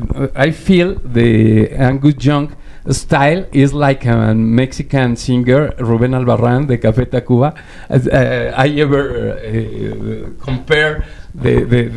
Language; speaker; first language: English; non-native, learner; Spanish